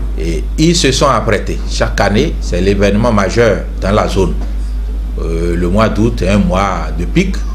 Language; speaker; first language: French; native; French